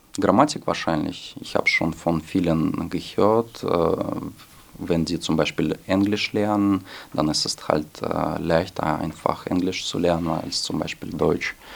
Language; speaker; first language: German; non-native, fluent; Russian